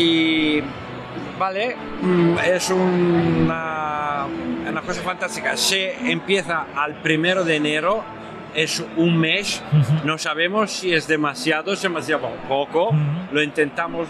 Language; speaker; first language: Spanish; non-native, fluent; Italian